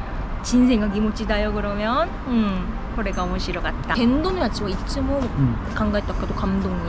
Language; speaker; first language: Japanese; non-native, learner; Korean